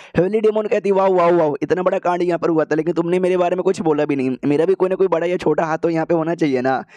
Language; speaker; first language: Hindi; native; Hindi